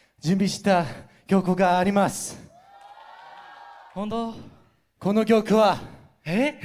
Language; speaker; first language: Japanese; non-native, learner; Korean